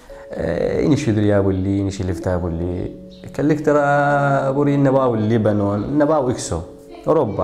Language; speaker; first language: Greek; non-native, learner; Arabic